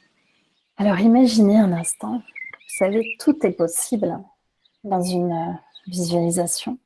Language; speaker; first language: French; native; French